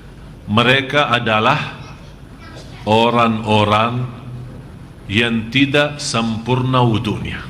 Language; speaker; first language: Indonesian; non-native, fluent; Arabic